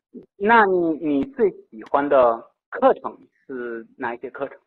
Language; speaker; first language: Chinese; non-native, fluent; Italian